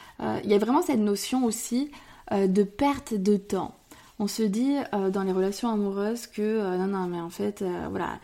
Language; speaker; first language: French; native; French